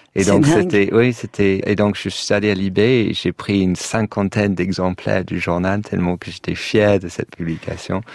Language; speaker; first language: French; non-native, fluent; English